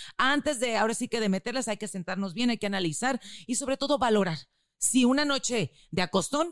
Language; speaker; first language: Spanish; native; Spanish